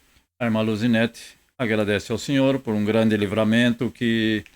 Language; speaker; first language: Portuguese; native; Portuguese